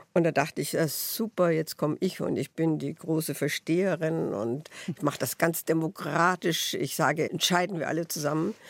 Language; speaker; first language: German; native; German